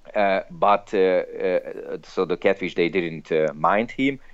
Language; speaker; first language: English; non-native, fluent; Hungarian